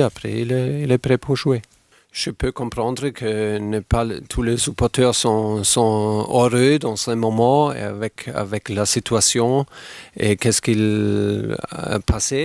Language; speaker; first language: French; non-native, fluent; German